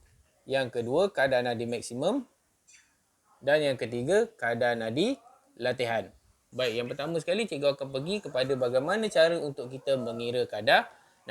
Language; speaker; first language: Malay; native; Malay